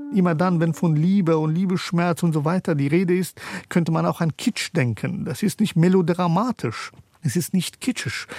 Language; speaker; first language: German; early bilingual, other home language; Persian